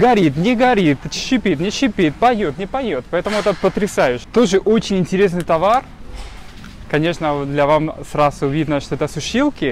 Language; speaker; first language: Russian; non-native, fluent; Spanish